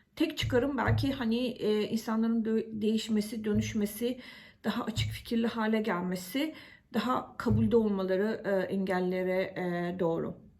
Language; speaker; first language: Turkish; native; Turkish